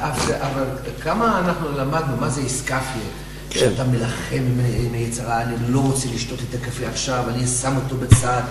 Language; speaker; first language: Hebrew; non-native, fluent; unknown